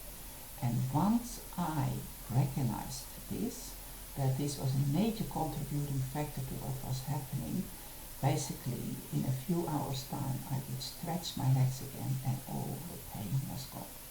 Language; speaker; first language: English; non-native, fluent; Dutch